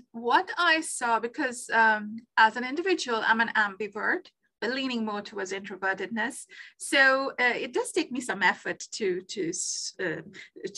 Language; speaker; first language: English; non-native, local second language; Bangla